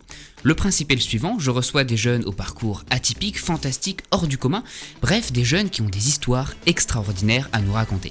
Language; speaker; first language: French; native; French